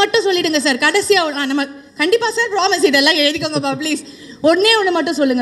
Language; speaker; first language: Tamil; native; Tamil